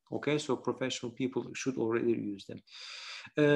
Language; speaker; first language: English; non-native, fluent; Turkish